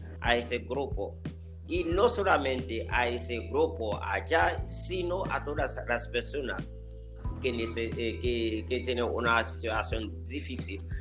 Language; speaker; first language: Spanish; non-native, learner; Haitian Creole